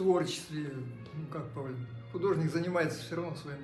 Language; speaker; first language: Russian; native; Russian